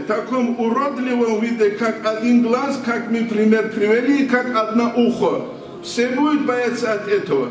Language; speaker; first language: Russian; non-native, local second language; Avaric